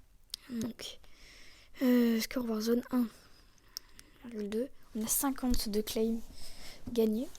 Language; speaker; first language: French; native; French